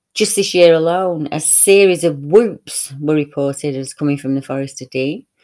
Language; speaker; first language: English; native; English